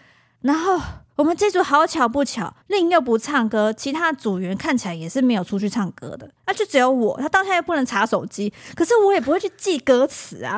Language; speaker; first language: Chinese; native; Chinese